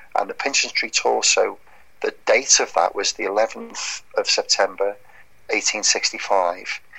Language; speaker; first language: English; native; English